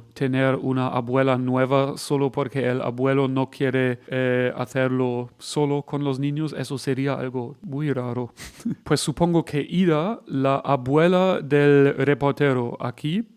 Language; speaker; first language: Spanish; non-native, fluent; German